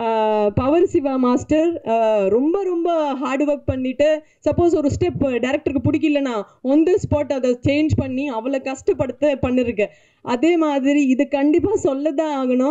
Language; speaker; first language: Tamil; non-native, learner; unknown